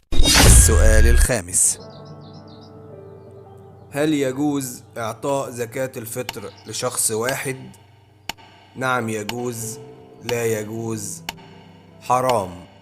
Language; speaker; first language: Arabic; native; Arabic